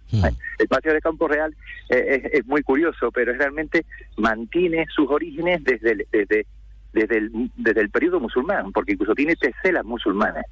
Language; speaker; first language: Spanish; native; Spanish